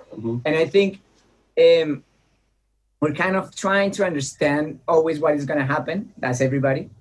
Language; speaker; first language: English; non-native, fluent; Spanish